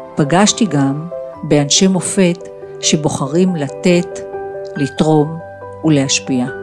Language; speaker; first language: Hebrew; native; Hebrew